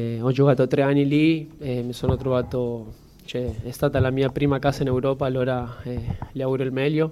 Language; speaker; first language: Italian; non-native, fluent; Spanish